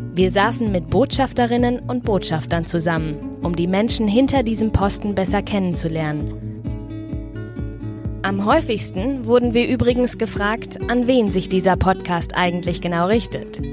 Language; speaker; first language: German; native; German